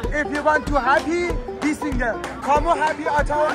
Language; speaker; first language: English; non-native, fluent; Persian